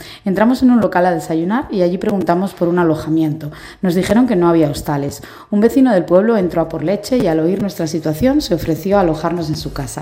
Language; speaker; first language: Spanish; native; Spanish